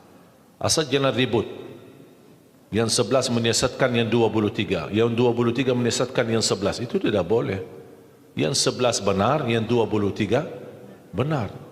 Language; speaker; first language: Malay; non-native, fluent; Arabic